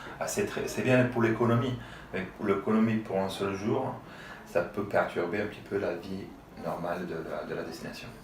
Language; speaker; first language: French; non-native, fluent; Italian